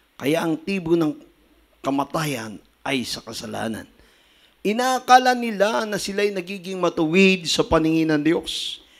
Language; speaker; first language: Filipino; native; Filipino